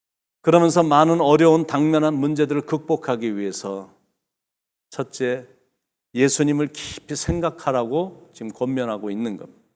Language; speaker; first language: Korean; native; Korean